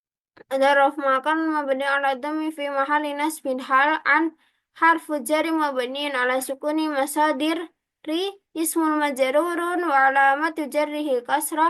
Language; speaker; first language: Arabic; non-native, learner; Indonesian